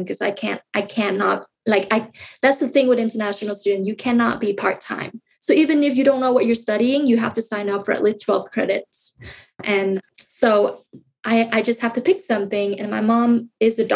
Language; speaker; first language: English; non-native, fluent; Vietnamese